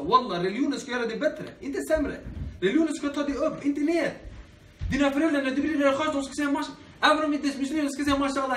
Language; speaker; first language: Swedish; early bilingual, other home language; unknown